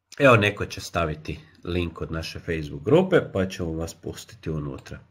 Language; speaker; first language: Croatian; native; Croatian